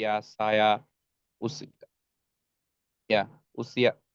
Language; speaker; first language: Indonesian; non-native, learner; Bangla